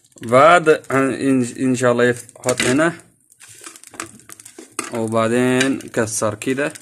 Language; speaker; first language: Arabic; non-native, learner; Urdu